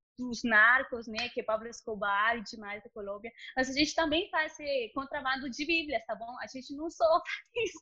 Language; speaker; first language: Portuguese; non-native, learner; Spanish